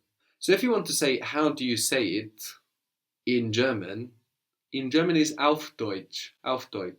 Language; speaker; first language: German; non-native, fluent; English